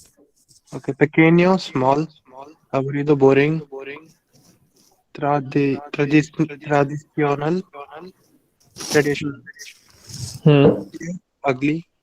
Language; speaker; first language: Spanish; non-native, learner; Hindi